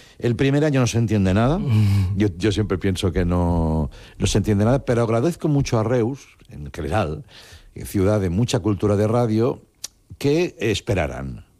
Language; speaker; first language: Spanish; non-native, local second language; Catalan